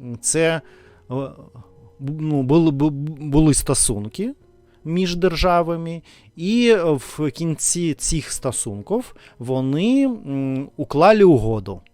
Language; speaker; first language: Ukrainian; non-native, fluent; Russian